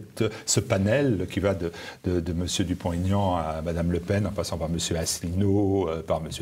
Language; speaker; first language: French; native; French